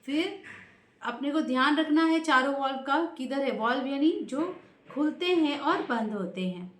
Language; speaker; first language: Hindi; non-native, local second language; Marathi